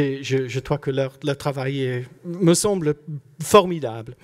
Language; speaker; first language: French; non-native, fluent; English